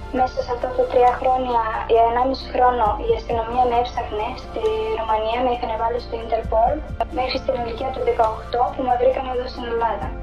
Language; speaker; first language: Greek; non-native, fluent; Romanian